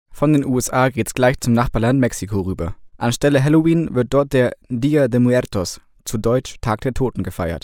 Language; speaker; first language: German; native; German